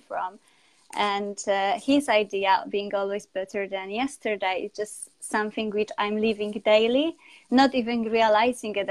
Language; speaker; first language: English; non-native, fluent; Polish